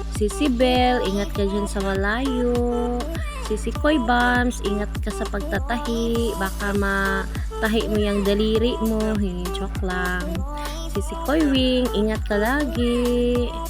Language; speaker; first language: Filipino; non-native, local second language; Cebuano